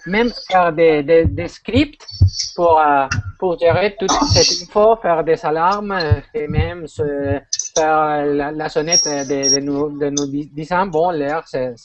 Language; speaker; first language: French; non-native, fluent; Spanish